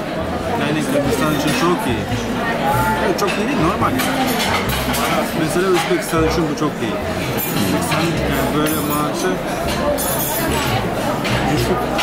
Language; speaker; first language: Turkish; non-native, learner; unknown